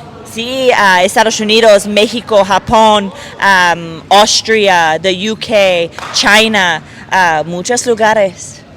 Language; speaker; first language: Spanish; non-native, learner; English